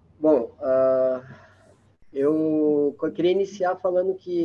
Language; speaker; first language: Portuguese; native; Portuguese